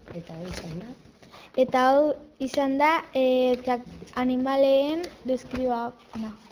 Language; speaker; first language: Basque; non-native, learner; Spanish